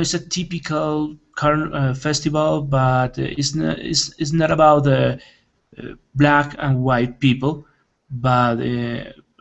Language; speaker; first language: English; non-native, learner; Spanish